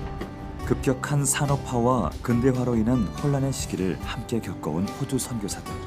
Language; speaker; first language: Korean; native; Korean